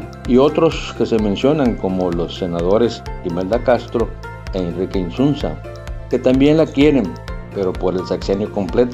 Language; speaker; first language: Spanish; native; Spanish